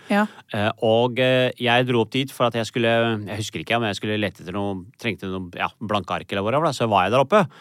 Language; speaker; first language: Norwegian; early bilingual, other home language; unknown